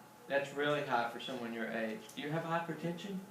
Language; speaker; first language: English; native; English